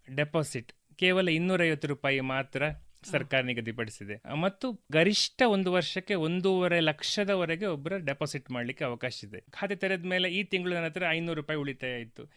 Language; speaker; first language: Kannada; native; Kannada